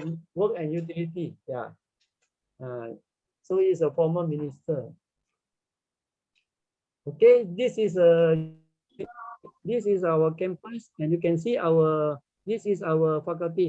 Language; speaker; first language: English; non-native, fluent; Malay